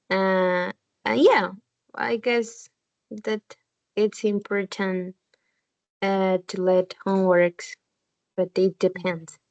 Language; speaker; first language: English; non-native, learner; Spanish